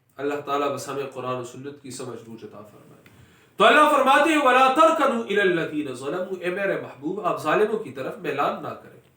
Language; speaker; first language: Urdu; non-native, local second language; Pashto